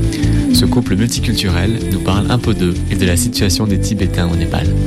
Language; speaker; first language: French; native; French